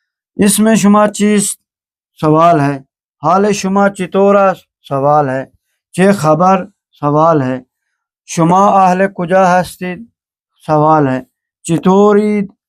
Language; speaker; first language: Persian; non-native, fluent; Urdu